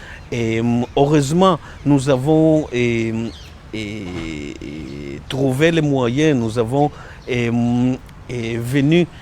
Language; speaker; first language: French; non-native, learner; Hebrew